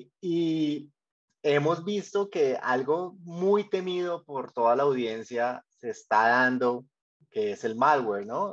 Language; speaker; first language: Spanish; native; Spanish